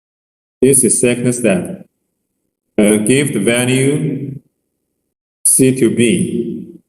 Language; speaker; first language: English; non-native, learner; Chinese